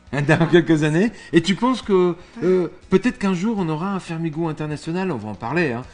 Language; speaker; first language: French; native; French